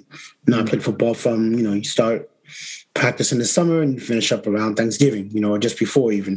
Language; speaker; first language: English; native; English